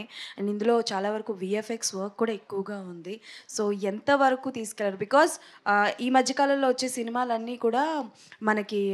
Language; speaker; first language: Telugu; native; Telugu